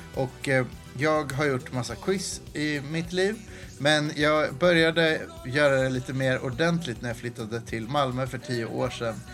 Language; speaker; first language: Swedish; native; Swedish